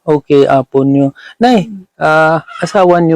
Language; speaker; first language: Filipino; non-native, learner; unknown